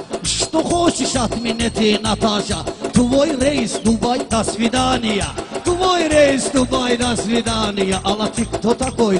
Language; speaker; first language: Russian; non-native, learner; Talysh